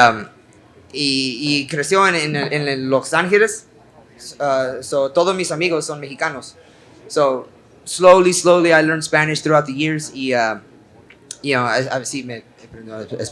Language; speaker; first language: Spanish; early bilingual, heritage; English